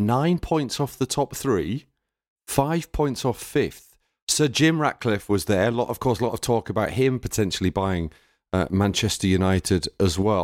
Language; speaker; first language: English; native; English